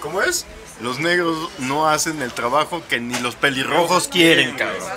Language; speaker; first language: Spanish; native; Spanish